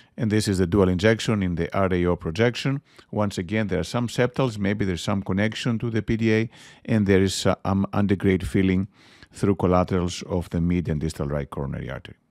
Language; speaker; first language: English; non-native, fluent; Greek